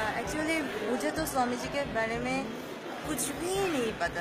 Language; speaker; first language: Hindi; non-native, learner; Bangla